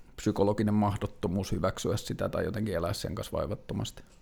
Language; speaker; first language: Finnish; native; Finnish